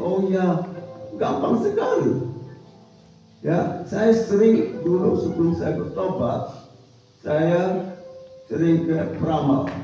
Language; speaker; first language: Indonesian; non-native, fluent; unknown